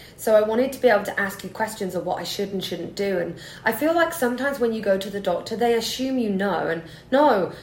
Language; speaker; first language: English; native; English